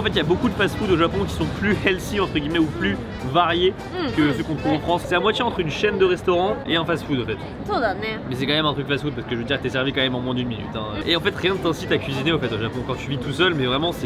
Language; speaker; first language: French; native; French